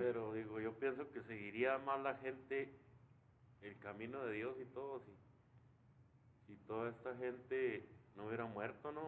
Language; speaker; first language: Spanish; native; Spanish